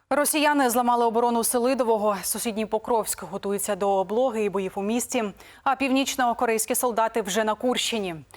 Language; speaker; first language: Ukrainian; native; Ukrainian